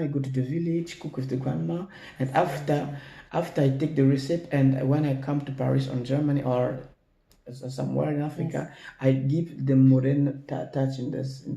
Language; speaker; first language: English; non-native, learner; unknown